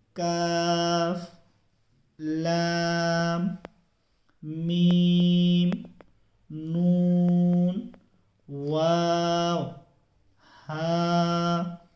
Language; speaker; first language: Urdu; native; Urdu